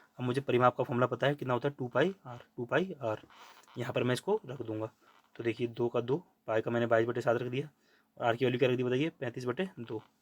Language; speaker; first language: Hindi; native; Hindi